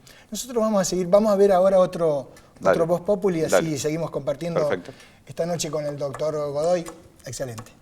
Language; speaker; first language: Spanish; native; Spanish